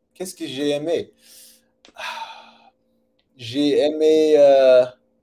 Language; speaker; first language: French; non-native, learner; English